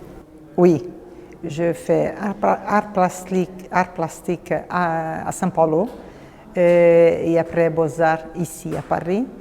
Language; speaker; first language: French; non-native, fluent; Portuguese